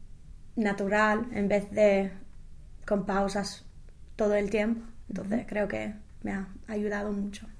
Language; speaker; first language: Spanish; non-native, fluent; English